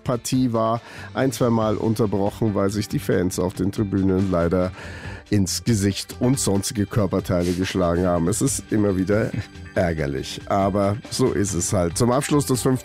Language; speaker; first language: German; native; German